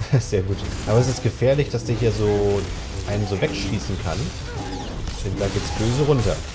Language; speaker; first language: German; native; German